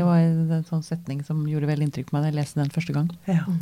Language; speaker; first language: Norwegian; native; Norwegian